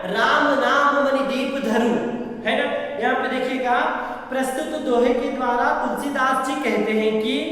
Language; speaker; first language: Hindi; non-native, local second language; Kannada